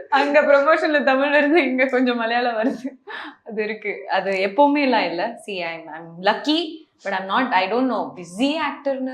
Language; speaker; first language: Tamil; non-native, local second language; Malayalam